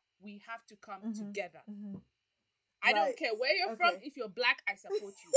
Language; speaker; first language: English; non-native, local second language; Ganda